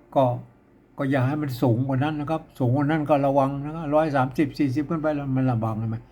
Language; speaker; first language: Thai; native; Thai